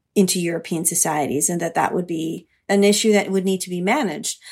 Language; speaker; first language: English; early bilingual, other home language; Hindi